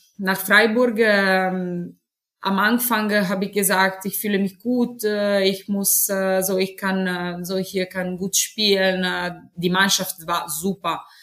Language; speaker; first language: German; non-native, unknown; Italian